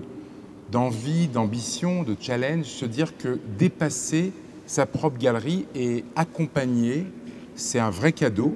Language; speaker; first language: French; native; French